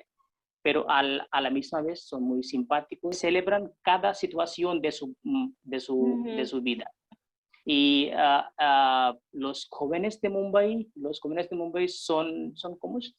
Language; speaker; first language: Spanish; non-native, fluent; Hindi